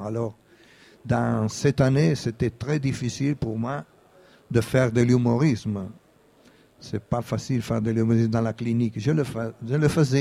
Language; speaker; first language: French; non-native, fluent; Italian